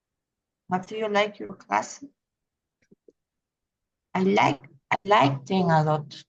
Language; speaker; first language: English; non-native, learner; Spanish